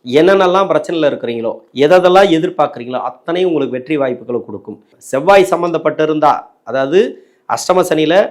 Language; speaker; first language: Tamil; native; Tamil